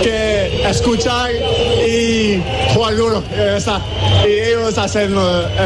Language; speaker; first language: Spanish; non-native, learner; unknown